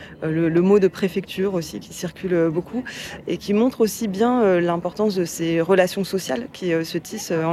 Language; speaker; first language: French; native; French